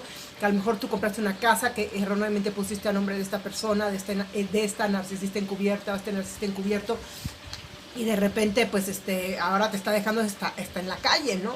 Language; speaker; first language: Spanish; native; Spanish